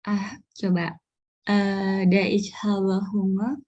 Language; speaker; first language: German; non-native, learner; Indonesian